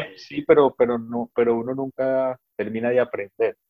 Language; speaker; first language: Spanish; native; Spanish